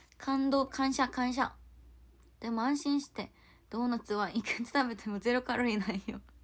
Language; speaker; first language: Japanese; non-native, fluent; Korean